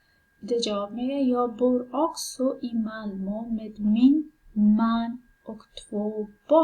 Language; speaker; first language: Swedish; non-native, learner; Persian